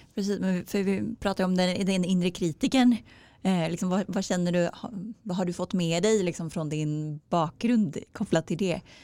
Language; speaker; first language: Swedish; native; Swedish